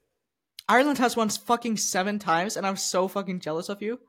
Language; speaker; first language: English; non-native, fluent; Icelandic